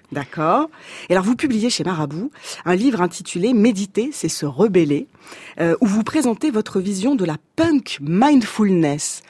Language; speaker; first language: French; native; French